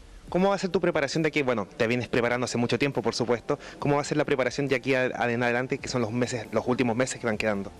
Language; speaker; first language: Spanish; native; Spanish